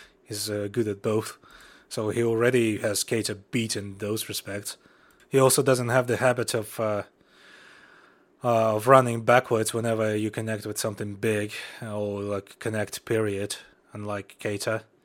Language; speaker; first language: English; non-native, fluent; Russian